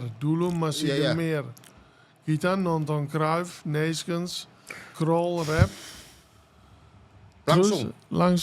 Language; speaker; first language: Indonesian; non-native, fluent; Dutch